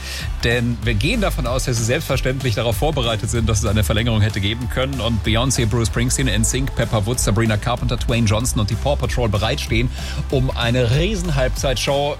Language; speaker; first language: German; native; German